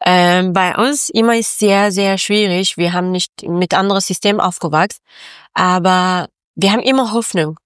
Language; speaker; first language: German; non-native, learner; Persian